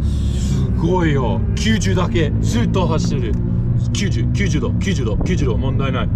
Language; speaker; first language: Japanese; non-native, learner; English